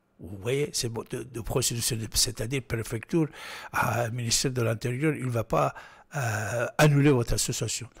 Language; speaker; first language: French; non-native, fluent; Persian